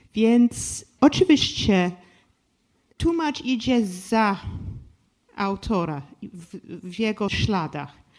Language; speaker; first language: Polish; non-native, fluent; English